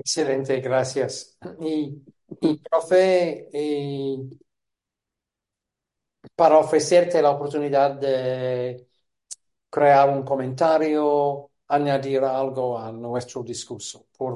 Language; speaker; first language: Spanish; non-native, fluent; English